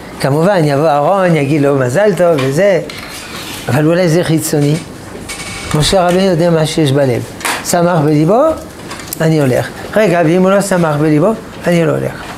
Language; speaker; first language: Hebrew; non-native, fluent; French